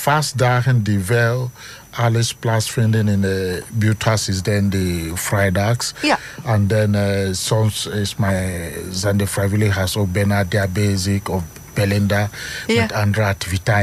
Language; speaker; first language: Dutch; non-native, learner; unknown